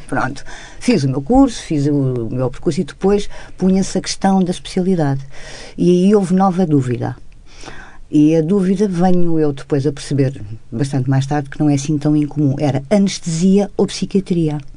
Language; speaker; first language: Portuguese; native; Portuguese